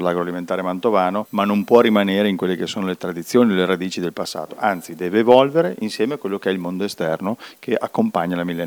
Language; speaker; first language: Italian; native; Italian